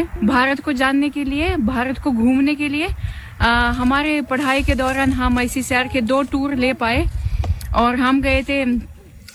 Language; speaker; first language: Hindi; non-native, fluent; Russian